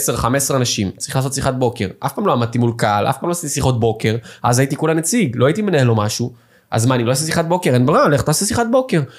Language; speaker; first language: Hebrew; native; Hebrew